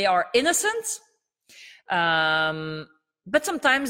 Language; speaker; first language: English; non-native, fluent; Dutch